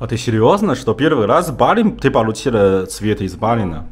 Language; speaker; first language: Russian; non-native, learner; Chinese